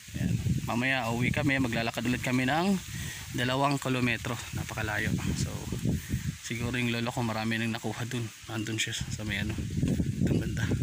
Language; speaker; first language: Filipino; non-native, local second language; Waray